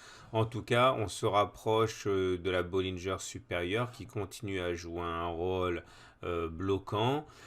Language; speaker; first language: French; native; French